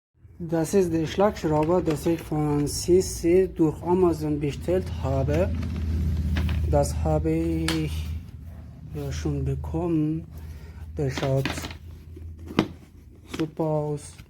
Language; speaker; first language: German; non-native, learner; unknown